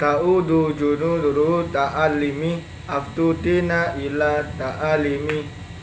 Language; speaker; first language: Arabic; non-native, learner; Indonesian